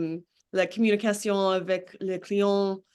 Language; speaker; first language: French; non-native, learner; English